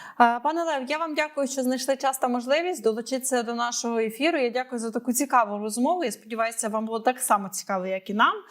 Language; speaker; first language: Ukrainian; native; Ukrainian